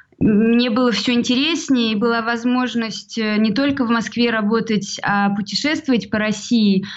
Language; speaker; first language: Russian; early bilingual, heritage; Russian